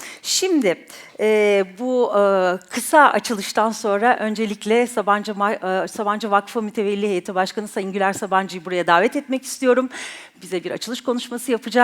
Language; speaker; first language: Turkish; native; Turkish